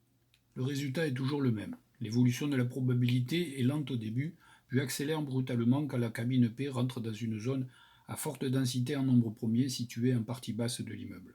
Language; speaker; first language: French; native; French